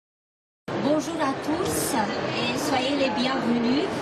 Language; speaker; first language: French; non-native, fluent; Romanian